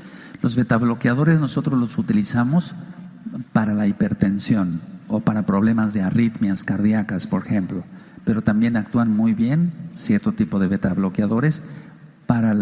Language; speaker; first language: Spanish; native; Spanish